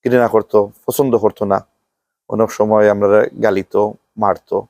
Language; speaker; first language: Bangla; early bilingual, other home language; Sylheti